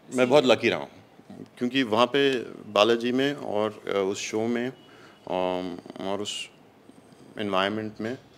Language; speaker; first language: Hindi; native; Hindi